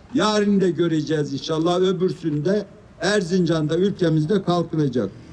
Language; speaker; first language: Turkish; native; Turkish